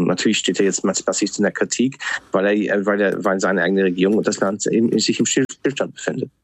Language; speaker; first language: German; non-native, fluent; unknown